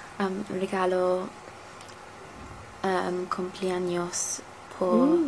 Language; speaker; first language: Spanish; non-native, learner; English